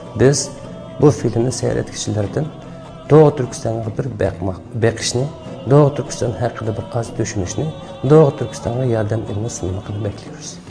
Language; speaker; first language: Turkish; non-native, learner; Uyghur